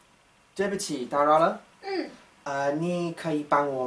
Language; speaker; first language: Chinese; non-native, learner; English